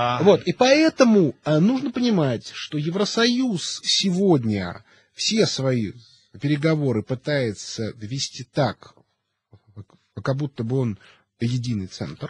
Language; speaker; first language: Russian; native; Russian